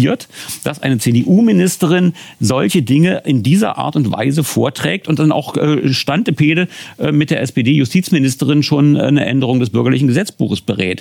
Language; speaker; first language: German; native; German